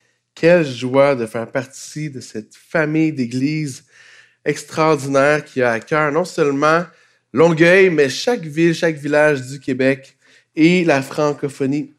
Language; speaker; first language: French; native; French